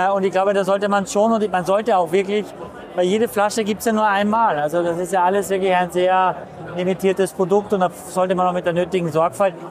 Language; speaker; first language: German; native; German